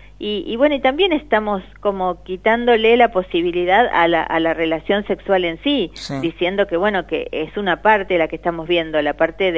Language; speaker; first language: Spanish; native; Spanish